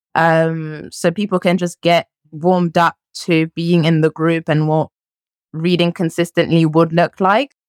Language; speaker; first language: English; early bilingual, other home language; French